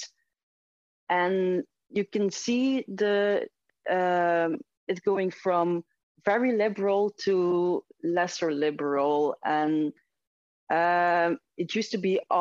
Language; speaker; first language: English; non-native, fluent; Dutch